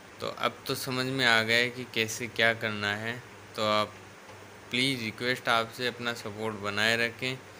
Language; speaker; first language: Hindi; native; Hindi